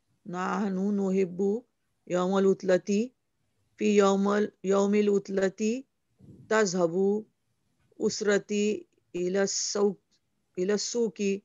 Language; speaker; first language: Arabic; non-native, learner; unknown